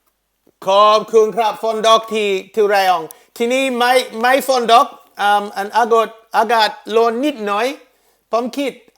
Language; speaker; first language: Thai; non-native, learner; English